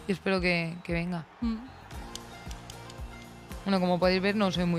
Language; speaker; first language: Spanish; native; Spanish